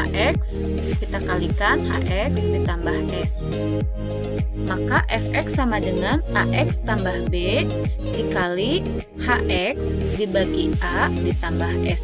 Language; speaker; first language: Indonesian; native; Indonesian